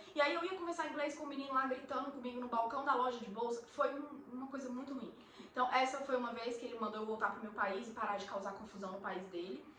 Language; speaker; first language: Portuguese; native; Portuguese